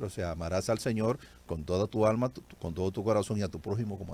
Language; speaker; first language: Spanish; native; Spanish